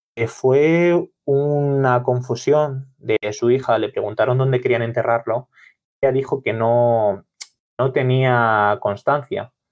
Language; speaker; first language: Spanish; non-native, local second language; Catalan